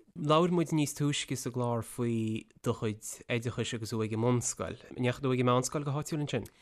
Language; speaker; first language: Irish; native; Irish